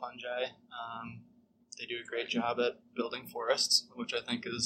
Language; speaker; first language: English; native; English